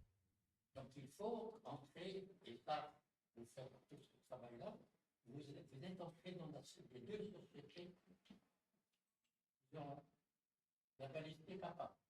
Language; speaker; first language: French; non-native, local second language; Arabic